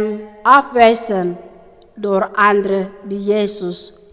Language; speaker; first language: Dutch; non-native, learner; Indonesian